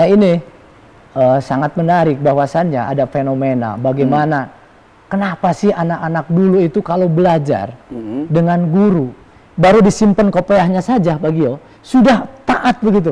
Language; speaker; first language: Indonesian; native; Indonesian